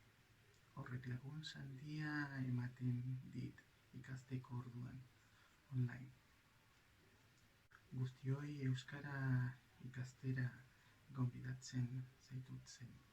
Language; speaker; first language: Basque; non-native, learner; Spanish